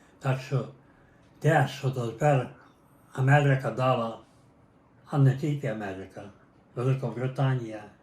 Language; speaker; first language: Ukrainian; native; Ukrainian